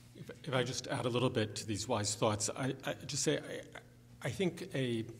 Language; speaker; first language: English; native; English